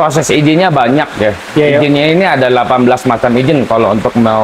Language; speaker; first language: Indonesian; native; Indonesian